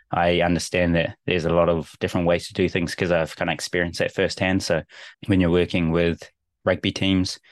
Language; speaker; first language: English; native; English